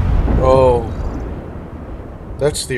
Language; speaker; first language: English; native; English